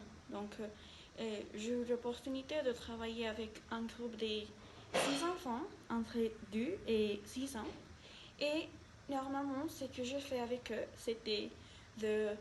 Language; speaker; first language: French; non-native, learner; Spanish